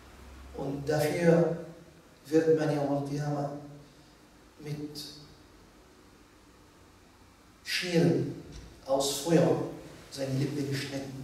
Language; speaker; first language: German; non-native, fluent; Arabic